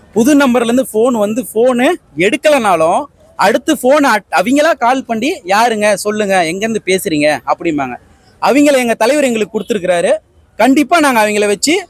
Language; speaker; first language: Tamil; native; Tamil